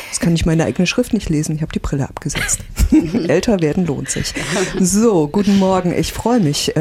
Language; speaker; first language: German; native; German